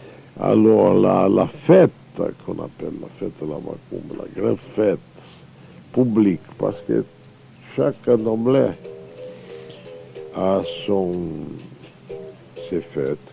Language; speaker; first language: French; non-native, fluent; Portuguese